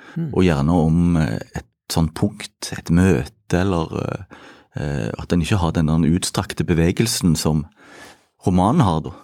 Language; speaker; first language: Norwegian; native; Norwegian